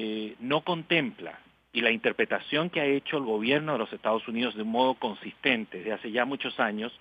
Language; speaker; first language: Spanish; native; Spanish